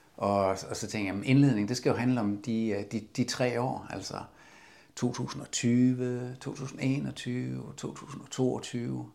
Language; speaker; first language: Danish; native; Danish